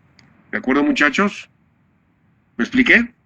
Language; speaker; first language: Spanish; native; Spanish